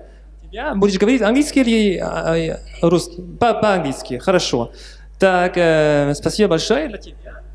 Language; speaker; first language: Russian; non-native, learner; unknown